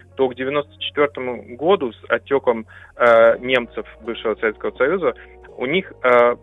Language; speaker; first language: Russian; non-native, local second language; German